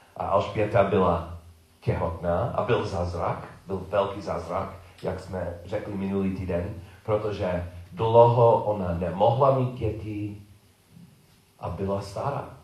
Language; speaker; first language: Czech; non-native, learner; English